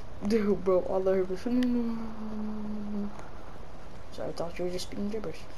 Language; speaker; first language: English; native; English